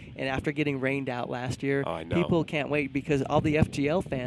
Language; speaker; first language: English; native; English